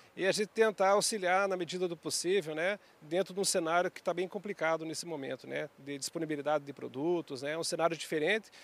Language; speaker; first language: Portuguese; native; Portuguese